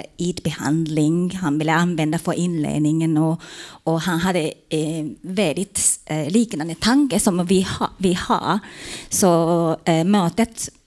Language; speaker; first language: Swedish; non-native, fluent; Japanese